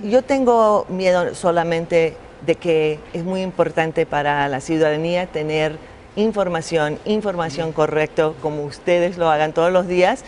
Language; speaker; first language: Spanish; non-native, fluent; English